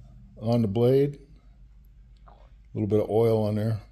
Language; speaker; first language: English; native; English